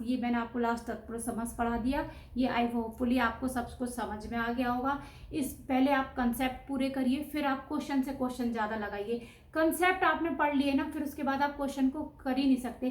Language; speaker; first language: Hindi; native; Hindi